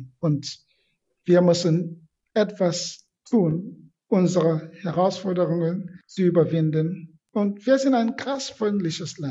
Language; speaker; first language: German; non-native, fluent; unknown